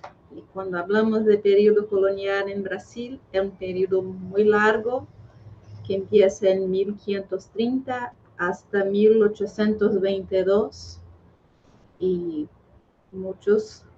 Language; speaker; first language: Spanish; non-native, fluent; Portuguese